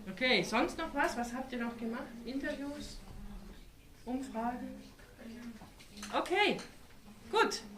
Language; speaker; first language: German; native; German